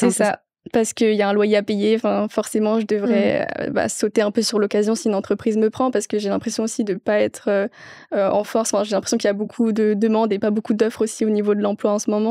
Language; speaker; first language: French; native; French